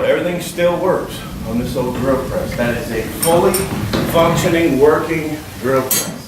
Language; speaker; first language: English; native; English